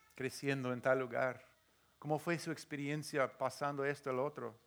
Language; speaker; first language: Spanish; non-native, fluent; English